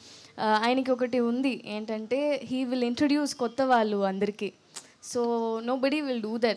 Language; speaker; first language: Telugu; non-native, fluent; Tamil